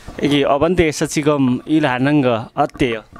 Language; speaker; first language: Korean; non-native, learner; Nepali